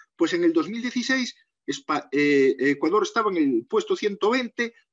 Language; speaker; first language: Spanish; native; Spanish